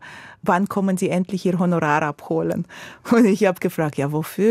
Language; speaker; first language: German; non-native, local second language; Romanian